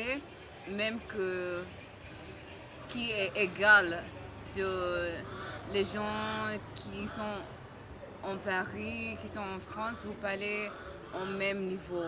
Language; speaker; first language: French; non-native, learner; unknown